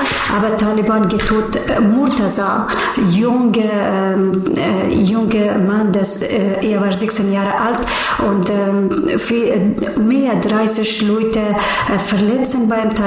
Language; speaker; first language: German; non-native, learner; Persian